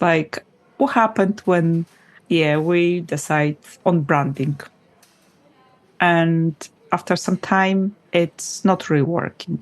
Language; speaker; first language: English; non-native, fluent; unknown